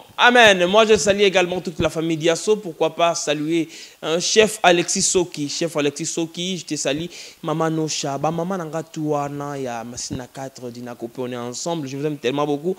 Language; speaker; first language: French; non-native, local second language; Lingala